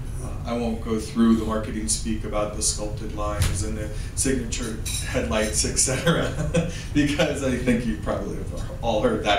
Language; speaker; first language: English; native; English